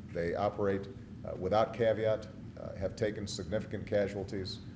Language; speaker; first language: English; native; English